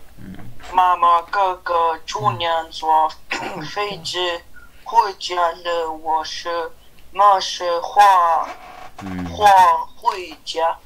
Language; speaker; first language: Chinese; non-native, learner; Mongolian